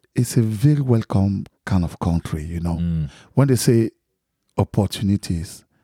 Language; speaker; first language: English; non-native, local second language; French